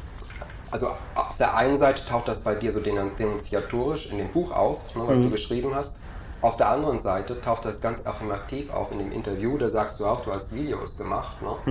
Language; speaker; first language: German; native; German